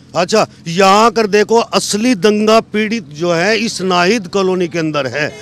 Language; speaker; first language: Hindi; native; Hindi